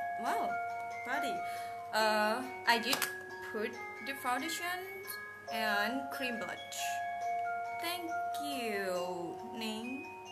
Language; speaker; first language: English; non-native, fluent; Thai